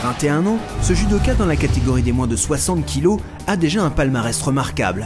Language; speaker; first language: French; native; French